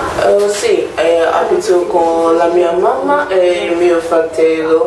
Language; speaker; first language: Italian; non-native, learner; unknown